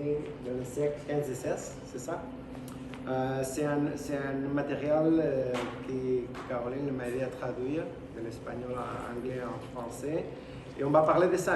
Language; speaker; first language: French; non-native, fluent; Spanish